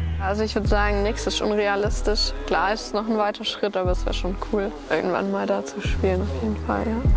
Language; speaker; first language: German; native; German